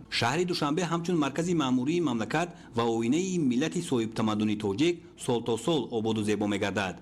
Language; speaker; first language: Tajik; native; Tajik